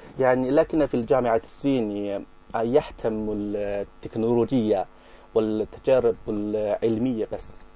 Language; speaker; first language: Arabic; non-native, learner; Chinese